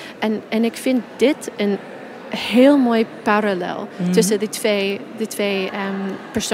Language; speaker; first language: Dutch; non-native, fluent; English